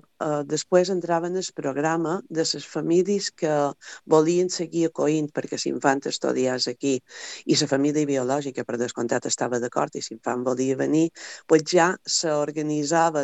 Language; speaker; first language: Catalan; native; Catalan